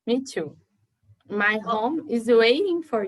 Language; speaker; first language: English; non-native, learner; Portuguese